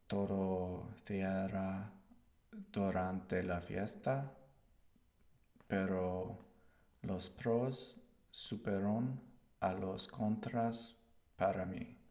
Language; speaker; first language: Spanish; non-native, learner; English